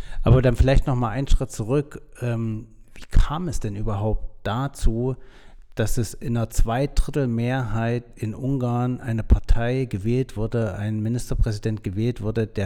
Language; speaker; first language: German; native; German